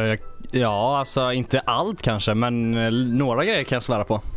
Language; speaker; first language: Swedish; native; Swedish